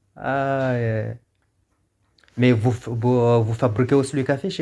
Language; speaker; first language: French; non-native, local second language; Comorian